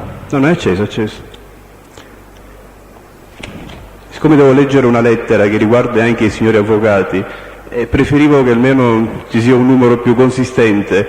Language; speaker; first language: Italian; native; Italian